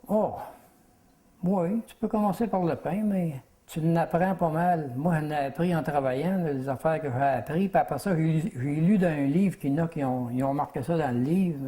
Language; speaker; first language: French; native; French